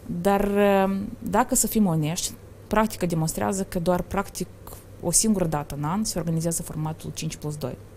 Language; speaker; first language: Romanian; native; Romanian